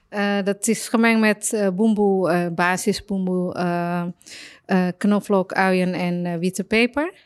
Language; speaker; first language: Dutch; non-native, fluent; Indonesian